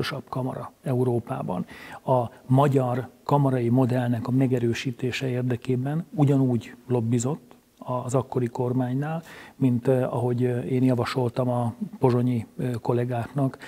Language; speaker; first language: Hungarian; native; Hungarian